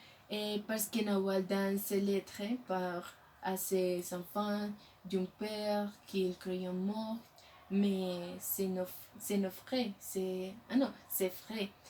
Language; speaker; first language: French; non-native, learner; Spanish